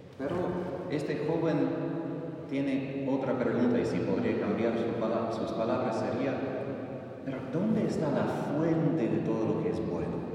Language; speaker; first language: Spanish; non-native, fluent; English